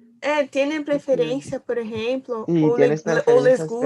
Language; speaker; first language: Spanish; non-native, learner; Portuguese